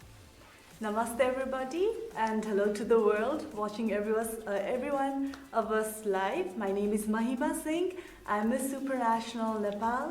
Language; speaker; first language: English; non-native, local second language; Nepali